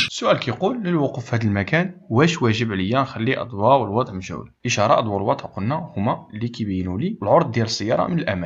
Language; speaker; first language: Arabic; native; Arabic